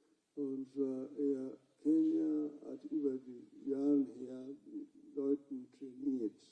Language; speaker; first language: German; non-native, fluent; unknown